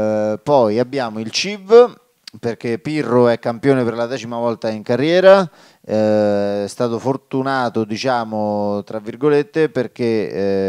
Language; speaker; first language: Italian; native; Italian